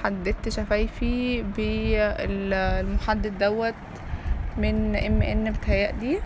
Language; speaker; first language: Arabic; native; Arabic